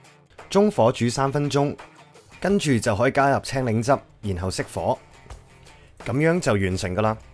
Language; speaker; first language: Cantonese; native; Cantonese